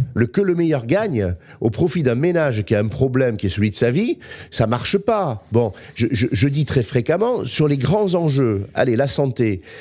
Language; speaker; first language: French; native; French